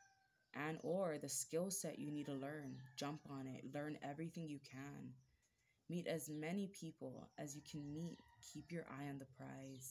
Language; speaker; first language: English; native; English